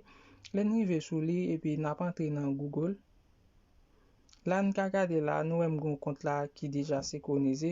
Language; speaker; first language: French; non-native, learner; Haitian Creole